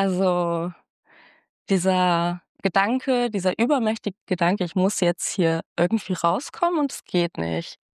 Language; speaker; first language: German; native; German